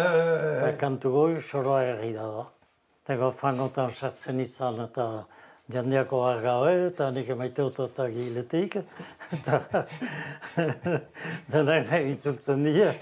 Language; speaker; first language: Basque; native; Basque